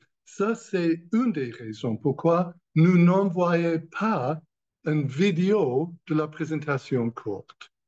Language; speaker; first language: French; non-native, learner; English